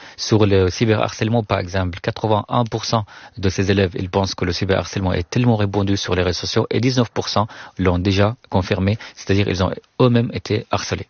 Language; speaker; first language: French; non-native, fluent; Arabic